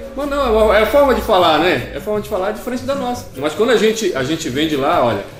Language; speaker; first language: Portuguese; native; Portuguese